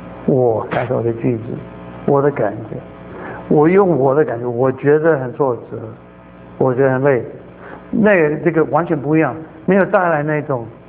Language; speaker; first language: Chinese; native; Chinese